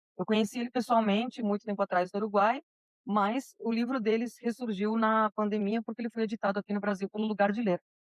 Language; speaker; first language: Portuguese; early bilingual, other home language; Spanish